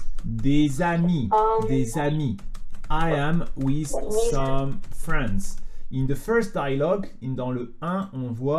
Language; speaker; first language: French; native; French